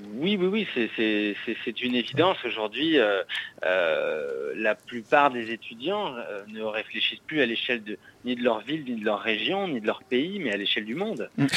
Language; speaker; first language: French; native; French